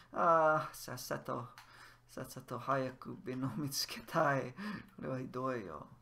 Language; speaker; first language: Japanese; non-native, learner; English